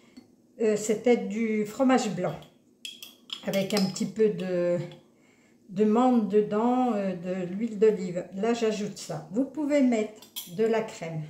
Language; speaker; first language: French; native; French